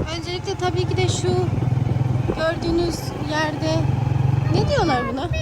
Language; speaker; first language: Turkish; native; Turkish